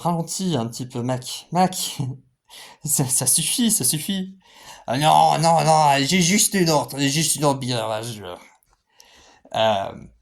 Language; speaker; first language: French; non-native, fluent; English